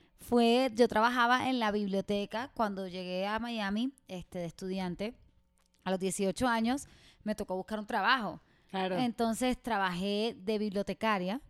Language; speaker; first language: Spanish; native; Spanish